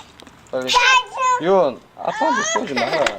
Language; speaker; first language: Korean; native; Korean